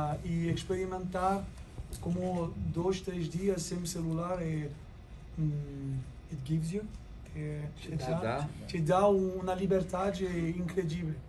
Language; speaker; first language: Portuguese; non-native, learner; French